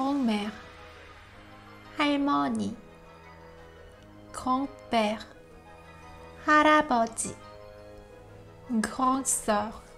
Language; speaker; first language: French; non-native, fluent; Korean